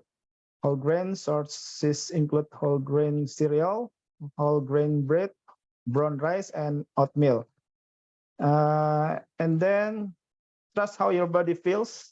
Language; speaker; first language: English; non-native, fluent; Indonesian